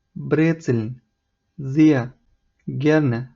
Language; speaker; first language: German; non-native, fluent; Ukrainian